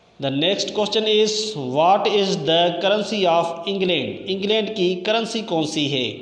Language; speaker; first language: Urdu; non-native, local second language; Sindhi